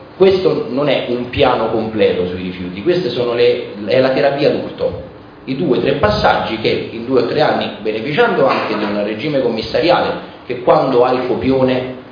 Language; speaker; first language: Italian; native; Italian